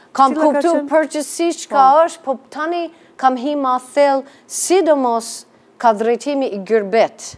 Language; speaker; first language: Albanian; non-native, fluent; English